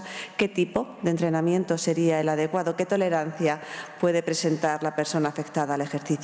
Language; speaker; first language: Spanish; native; Spanish